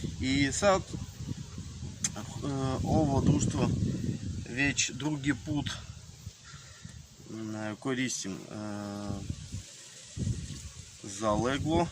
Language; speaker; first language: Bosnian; non-native, learner; Russian